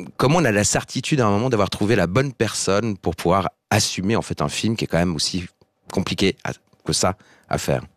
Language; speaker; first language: French; native; French